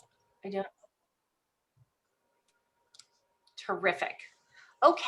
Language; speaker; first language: English; native; English